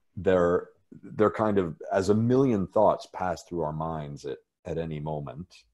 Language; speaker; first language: English; native; English